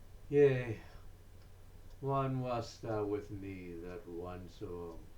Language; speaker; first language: English; native; English